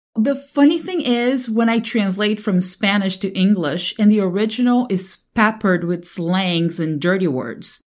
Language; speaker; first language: English; non-native, fluent; Portuguese